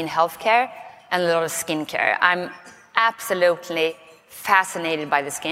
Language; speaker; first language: English; non-native, fluent; Swedish